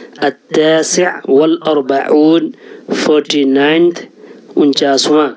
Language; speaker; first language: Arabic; non-native, fluent; Urdu